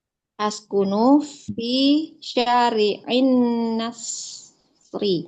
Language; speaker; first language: Arabic; non-native, learner; Indonesian